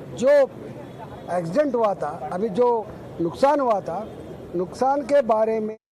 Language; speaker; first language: Hindi; non-native, local second language; Telugu